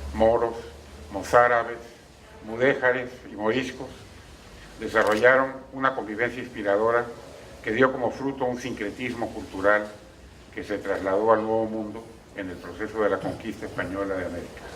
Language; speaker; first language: Spanish; native; Spanish